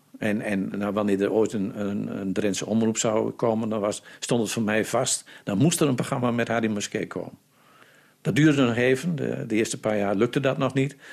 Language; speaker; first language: Dutch; native; Dutch